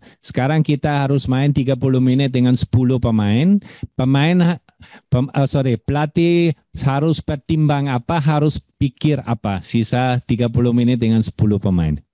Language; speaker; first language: Indonesian; non-native, fluent; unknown